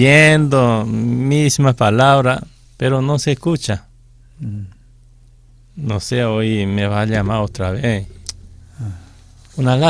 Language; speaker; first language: Spanish; non-native, fluent; Korean